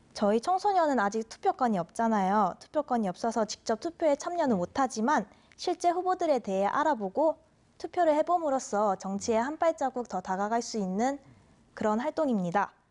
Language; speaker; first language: Korean; native; Korean